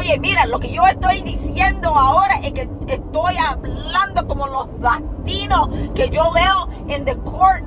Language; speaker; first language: Spanish; early bilingual, heritage; Spanish